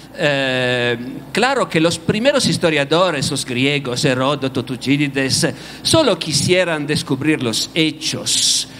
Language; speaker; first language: Spanish; non-native, fluent; Italian